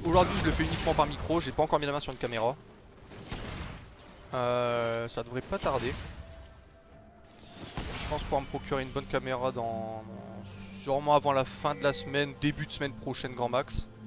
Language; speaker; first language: French; native; French